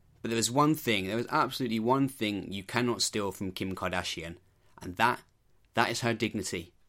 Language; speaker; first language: English; native; English